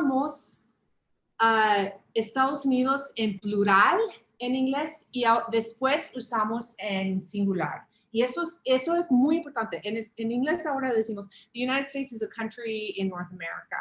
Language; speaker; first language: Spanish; early bilingual, heritage; English